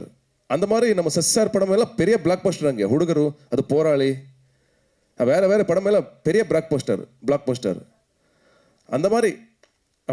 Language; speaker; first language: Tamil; non-native, local second language; Kannada